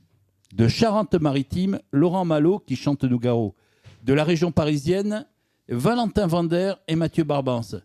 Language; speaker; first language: French; native; French